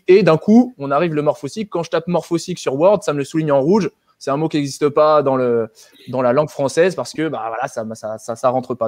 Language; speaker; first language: French; native; French